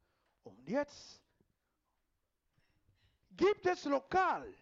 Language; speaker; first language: German; non-native, fluent; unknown